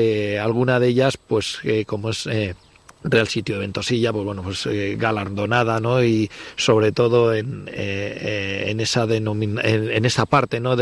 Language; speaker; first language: Spanish; native; Spanish